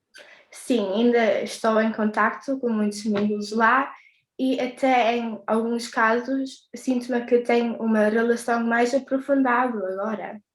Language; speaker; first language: Portuguese; early bilingual, heritage; English